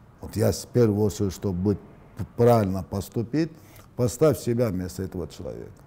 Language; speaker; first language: Russian; native; Russian